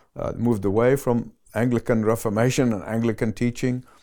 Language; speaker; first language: English; non-native, fluent; Arabic